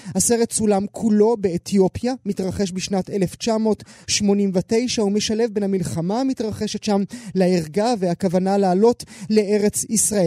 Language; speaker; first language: Hebrew; native; Hebrew